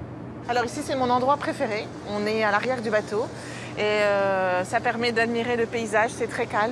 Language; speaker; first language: French; native; French